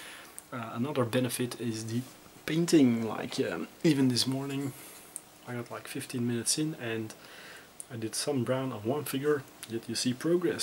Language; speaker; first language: English; non-native, fluent; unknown